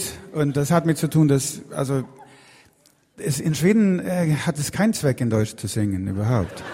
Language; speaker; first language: German; non-native, fluent; Swedish